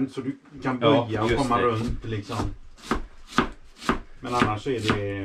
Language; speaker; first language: Swedish; native; Swedish